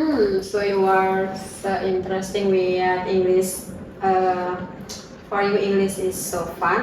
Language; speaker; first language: English; non-native, learner; Indonesian